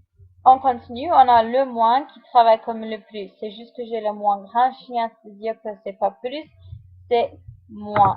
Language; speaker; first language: French; non-native, fluent; English